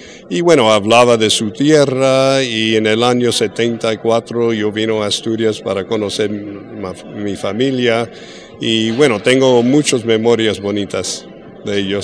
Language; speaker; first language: Spanish; early bilingual, heritage; English